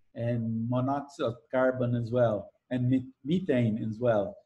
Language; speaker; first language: English; non-native, fluent; Portuguese